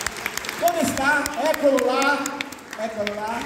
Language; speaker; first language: Italian; non-native, fluent; Portuguese